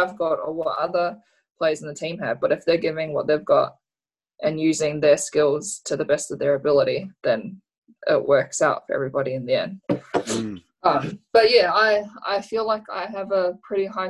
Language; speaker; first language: English; native; English